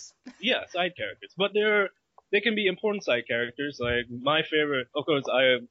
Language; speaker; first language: English; early bilingual, other home language; Malay